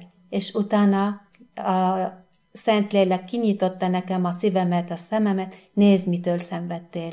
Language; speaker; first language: Hungarian; non-native, fluent; Arabic